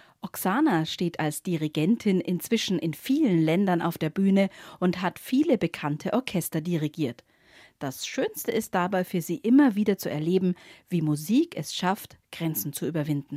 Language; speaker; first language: German; native; German